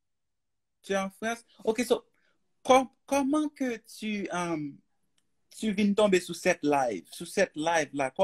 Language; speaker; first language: French; non-native, learner; Haitian Creole